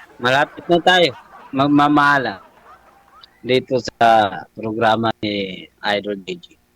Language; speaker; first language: Filipino; non-native, local second language; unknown